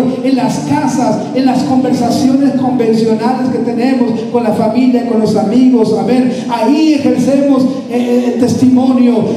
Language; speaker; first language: Spanish; native; Spanish